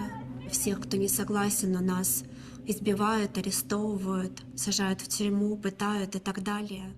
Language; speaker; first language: Russian; native; Russian